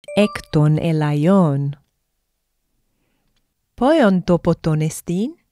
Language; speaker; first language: Greek; non-native, fluent; English